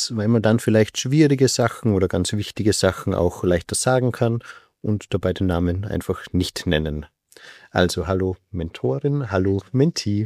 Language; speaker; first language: German; native; German